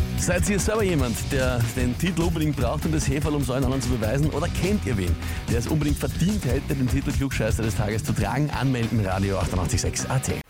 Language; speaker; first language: German; native; German